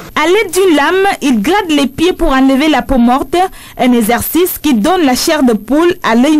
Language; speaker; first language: French; non-native, local second language; Wolof